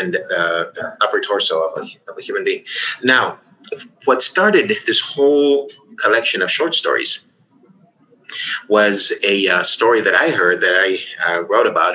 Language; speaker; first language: English; early bilingual, other home language; Spanish